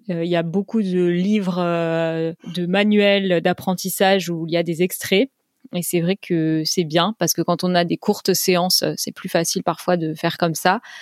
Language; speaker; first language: French; native; French